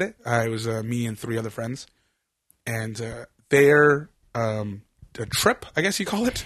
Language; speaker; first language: English; native; English